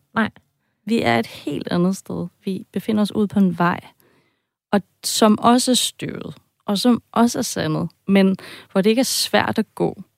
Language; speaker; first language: Danish; early bilingual, heritage; Danish